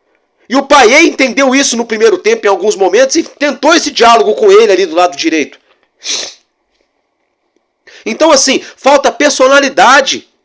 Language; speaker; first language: Portuguese; native; Portuguese